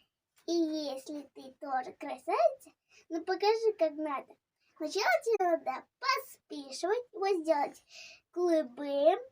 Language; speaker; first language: Russian; non-native, learner; Tajik